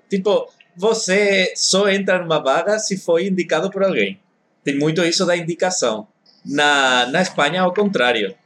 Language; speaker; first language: Portuguese; non-native, fluent; Spanish